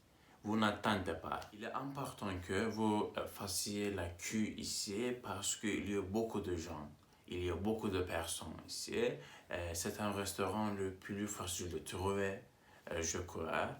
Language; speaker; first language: French; non-native, learner; Turkish